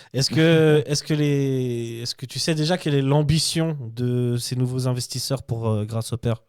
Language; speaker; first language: French; native; French